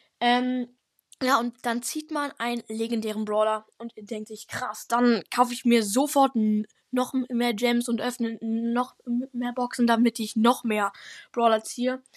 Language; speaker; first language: German; native; German